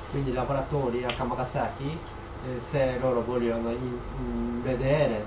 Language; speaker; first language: Italian; non-native, learner; Japanese